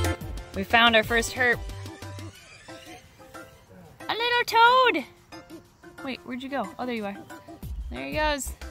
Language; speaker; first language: English; native; English